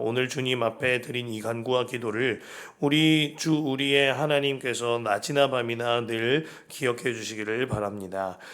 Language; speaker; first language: Korean; native; Korean